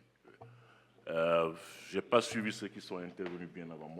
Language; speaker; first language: French; non-native, local second language; Wolof